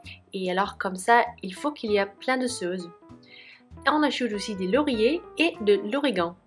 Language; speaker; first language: French; non-native, fluent; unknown